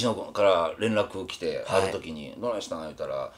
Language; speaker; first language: Japanese; native; Japanese